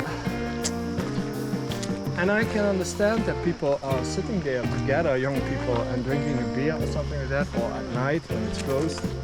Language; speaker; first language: English; non-native, fluent; Dutch